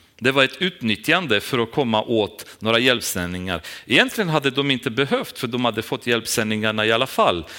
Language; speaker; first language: Swedish; non-native, fluent; Romanian